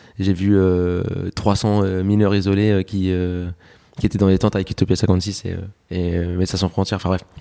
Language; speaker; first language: French; early bilingual, other home language; Spanish